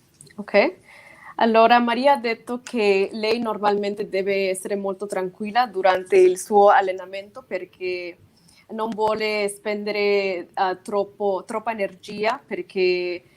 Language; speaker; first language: Italian; non-native, fluent; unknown